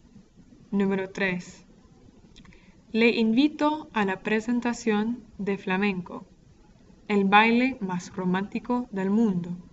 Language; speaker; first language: Spanish; non-native, fluent; English